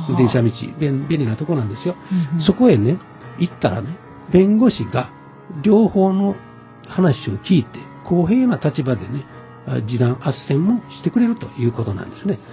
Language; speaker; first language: Japanese; native; Japanese